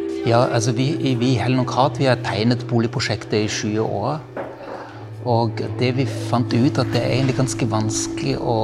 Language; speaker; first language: Norwegian; non-native, fluent; German